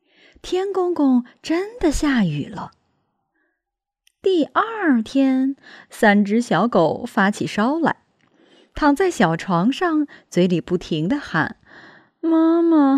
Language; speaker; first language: Chinese; native; Chinese